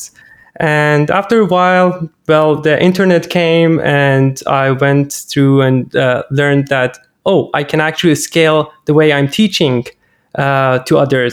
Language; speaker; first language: English; non-native, fluent; Persian